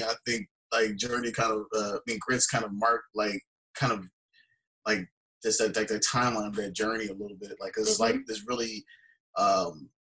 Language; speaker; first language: English; native; English